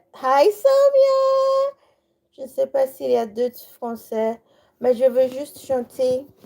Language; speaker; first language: French; non-native, learner; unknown